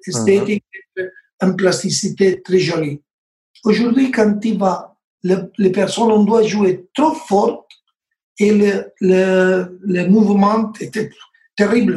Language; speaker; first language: French; non-native, learner; Spanish